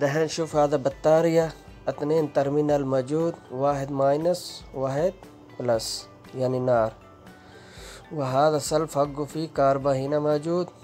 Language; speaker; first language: Arabic; non-native, learner; Urdu